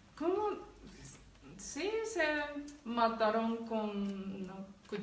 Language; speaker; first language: Spanish; non-native, learner; Japanese